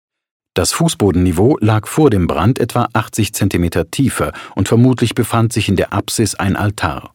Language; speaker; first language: German; native; German